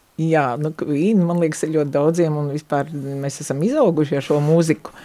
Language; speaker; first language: Latvian; native; Latvian